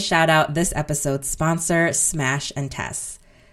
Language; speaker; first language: English; native; English